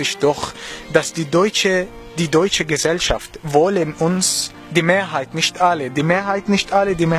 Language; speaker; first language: German; non-native, learner; Arabic